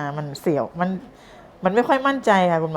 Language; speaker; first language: Thai; native; Thai